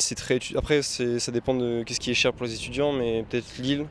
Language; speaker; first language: French; native; French